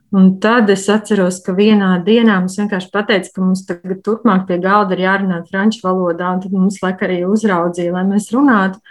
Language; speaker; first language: Latvian; native; Latvian